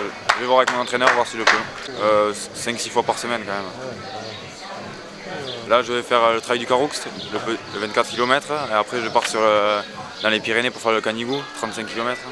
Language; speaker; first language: French; native; French